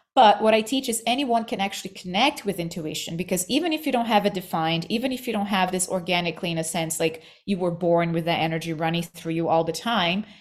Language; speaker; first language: English; non-native, fluent; Portuguese